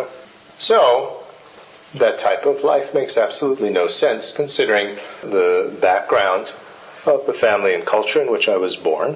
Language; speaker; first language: English; native; English